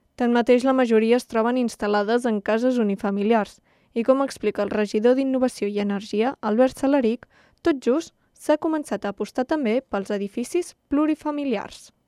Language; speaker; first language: Catalan; native; Catalan